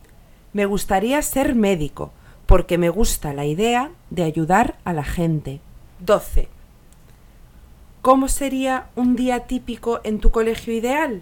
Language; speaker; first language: Spanish; non-native, learner; English